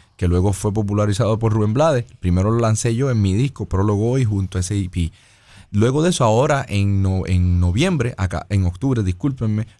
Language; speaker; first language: Spanish; native; Spanish